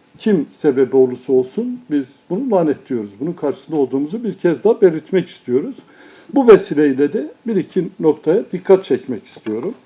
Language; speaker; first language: Turkish; non-native, local second language; Kurdish